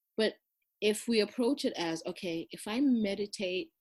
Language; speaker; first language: English; non-native, local second language; Zulu